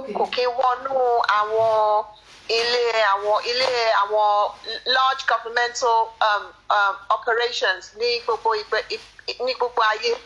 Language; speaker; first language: Yoruba; early bilingual, heritage; English